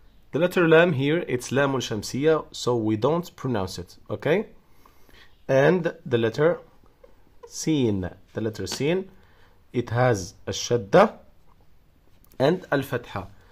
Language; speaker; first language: English; non-native, fluent; Arabic